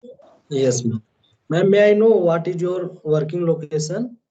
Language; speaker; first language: English; non-native, learner; Hindi